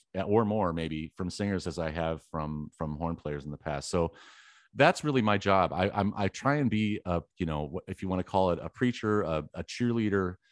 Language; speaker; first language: English; native; English